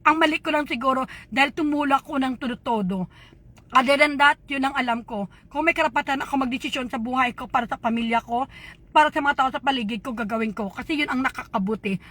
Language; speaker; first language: Filipino; non-native, local second language; Hiligaynon